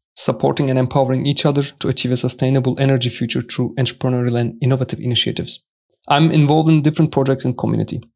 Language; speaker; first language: English; non-native, fluent; Turkish